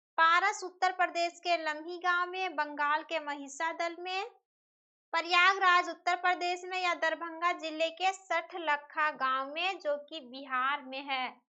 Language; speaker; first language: Hindi; native; Hindi